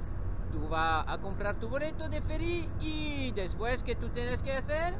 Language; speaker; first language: Spanish; non-native, learner; French